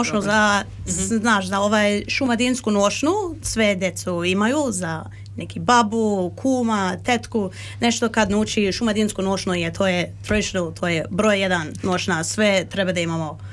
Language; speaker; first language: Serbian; early bilingual, heritage; Serbian